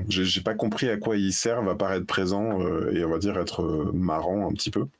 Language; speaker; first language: French; native; French